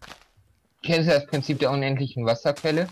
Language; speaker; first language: German; native; German